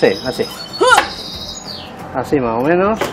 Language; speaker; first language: Spanish; native; Spanish